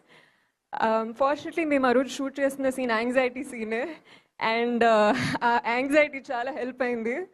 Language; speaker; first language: Telugu; early bilingual, heritage; Telugu